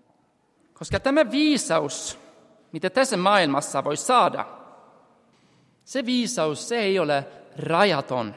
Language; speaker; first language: Finnish; non-native, fluent; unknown